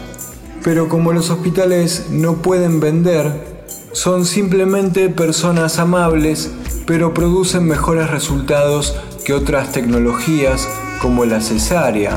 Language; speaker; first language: Spanish; native; Spanish